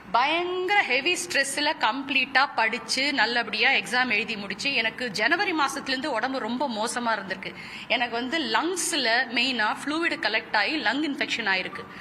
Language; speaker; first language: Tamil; native; Tamil